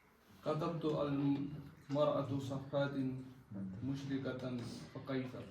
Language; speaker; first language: Arabic; non-native, learner; Urdu